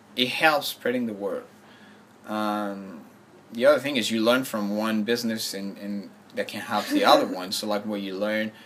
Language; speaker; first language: English; non-native, fluent; French